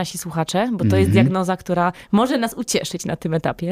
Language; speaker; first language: Polish; native; Polish